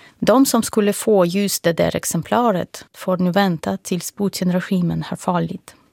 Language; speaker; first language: Swedish; non-native, fluent; Russian